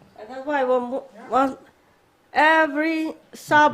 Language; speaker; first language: English; non-native, learner; Papiamento